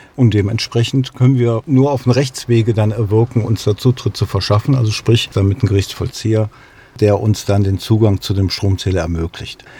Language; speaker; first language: German; native; German